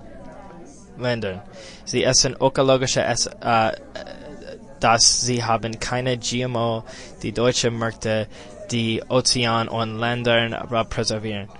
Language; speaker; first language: German; non-native, learner; English